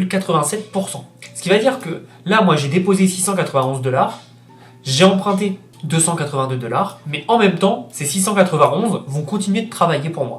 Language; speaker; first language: French; native; French